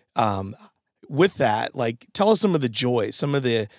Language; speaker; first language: English; native; English